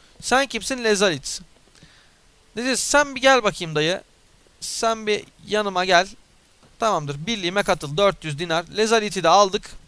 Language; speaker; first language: Turkish; native; Turkish